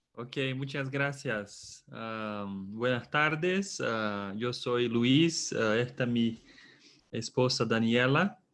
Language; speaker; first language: Spanish; non-native, fluent; Portuguese